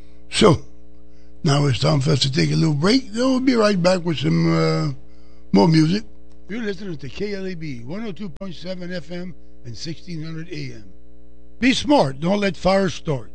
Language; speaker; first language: English; early bilingual, other home language; French